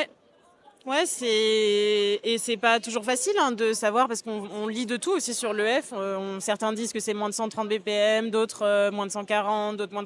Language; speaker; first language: French; native; French